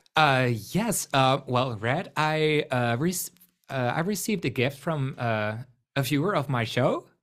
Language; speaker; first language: English; non-native, fluent; Dutch